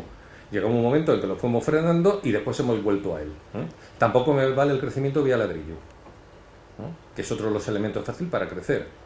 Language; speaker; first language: Spanish; native; Spanish